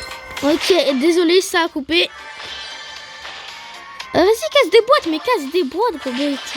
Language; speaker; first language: French; native; French